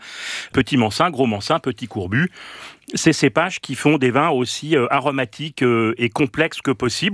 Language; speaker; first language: French; native; French